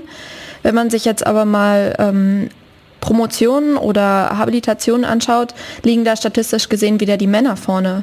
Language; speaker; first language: German; native; German